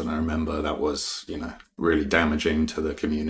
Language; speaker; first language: English; native; English